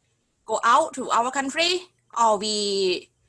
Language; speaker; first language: English; non-native, learner; Thai